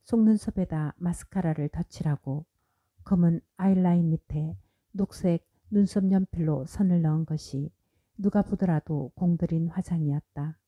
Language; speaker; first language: Korean; native; Korean